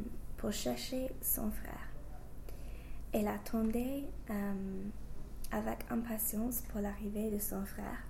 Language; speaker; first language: French; non-native, learner; English